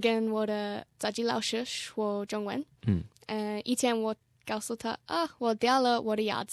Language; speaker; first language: Chinese; non-native, learner; English